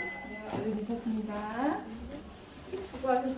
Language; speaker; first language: Korean; non-native, learner; Lao